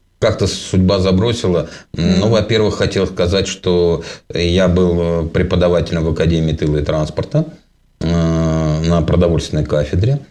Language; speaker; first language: Russian; native; Russian